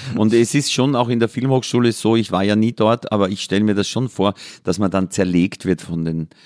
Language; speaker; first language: German; native; German